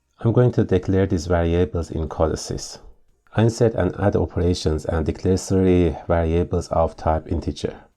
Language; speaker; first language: English; non-native, fluent; Persian